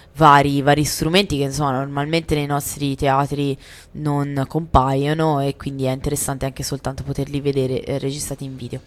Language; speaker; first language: Italian; native; Italian